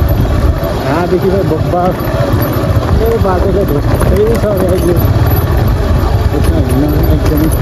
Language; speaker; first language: Nepali; native; Nepali